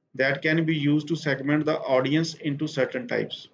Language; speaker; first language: English; non-native, local second language; Punjabi